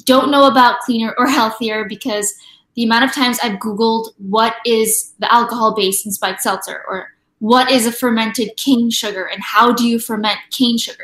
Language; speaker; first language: English; non-native, local second language; Filipino